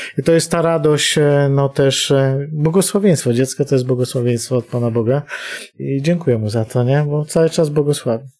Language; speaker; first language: Polish; native; Polish